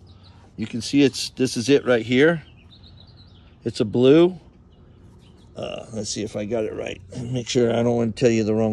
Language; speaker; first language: English; native; English